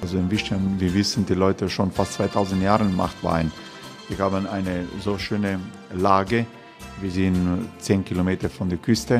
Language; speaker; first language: German; non-native, learner; Croatian